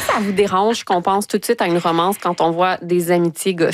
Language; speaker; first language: French; native; French